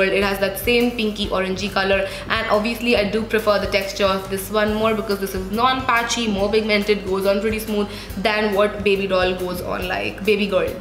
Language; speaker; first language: English; non-native, local second language; Hindi